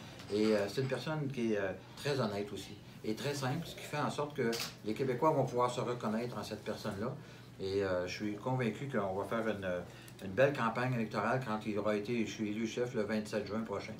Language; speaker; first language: French; native; French